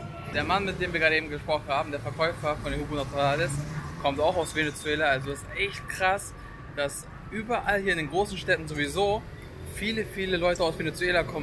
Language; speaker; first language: German; native; German